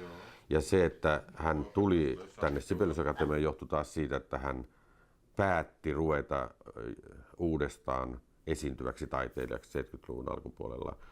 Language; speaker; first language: Finnish; native; Finnish